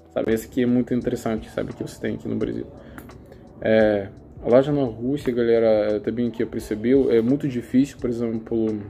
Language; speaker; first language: Portuguese; non-native, learner; Russian